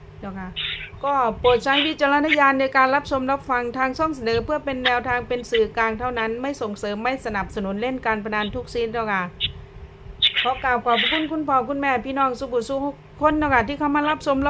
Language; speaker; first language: Thai; non-native, local second language; Lao